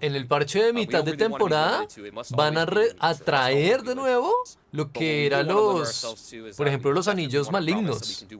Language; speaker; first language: Spanish; native; Spanish